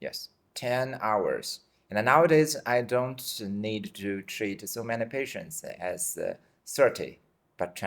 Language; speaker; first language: English; non-native, fluent; Chinese